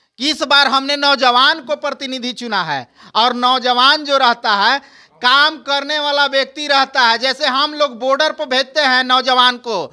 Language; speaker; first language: Hindi; native; Hindi